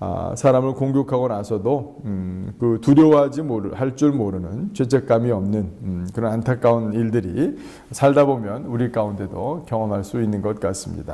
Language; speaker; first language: Korean; native; Korean